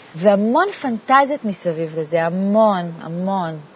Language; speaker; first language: Hebrew; native; Hebrew